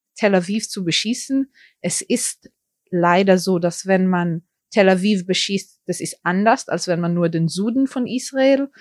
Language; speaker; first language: German; early bilingual, heritage; German